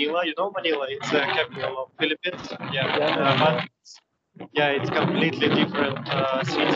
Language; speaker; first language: English; non-native, learner; Russian